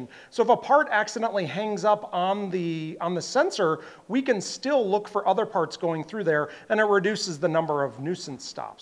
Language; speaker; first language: English; native; English